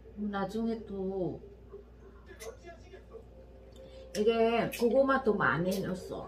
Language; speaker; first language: Korean; non-native, learner; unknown